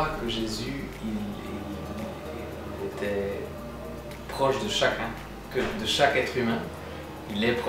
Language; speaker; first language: French; non-native, fluent; German